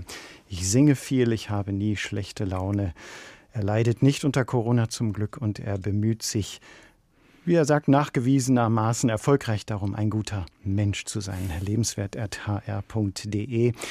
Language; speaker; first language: German; native; German